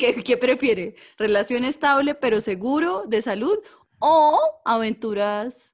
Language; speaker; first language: Spanish; native; Spanish